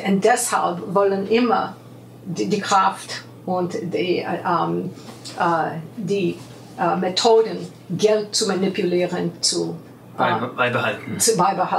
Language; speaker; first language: German; non-native, fluent; English